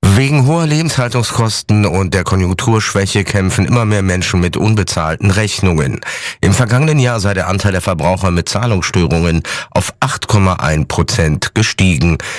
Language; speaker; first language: German; native; German